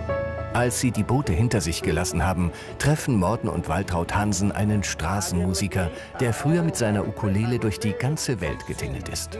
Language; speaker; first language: German; native; German